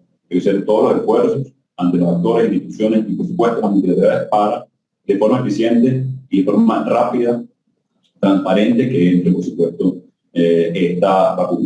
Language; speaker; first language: Spanish; native; Spanish